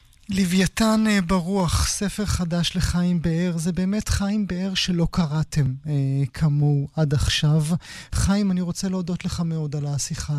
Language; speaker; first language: Hebrew; native; Hebrew